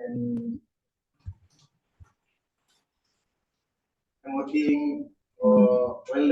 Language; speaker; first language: English; non-native, learner; Indonesian